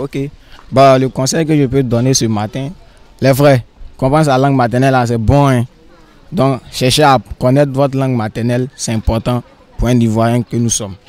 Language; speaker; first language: French; non-native, local second language; Baoulé